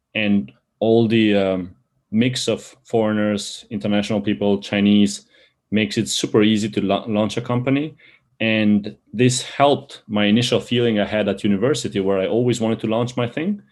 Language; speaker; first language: English; early bilingual, other home language; Albanian